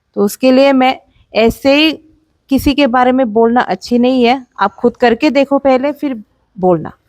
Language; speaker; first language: Hindi; non-native, local second language; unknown